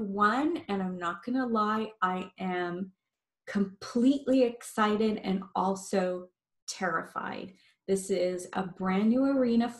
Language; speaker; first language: English; native; English